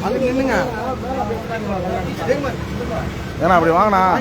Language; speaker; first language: Tamil; native; Tamil